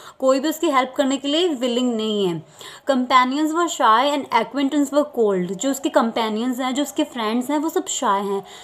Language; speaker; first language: Hindi; native; Hindi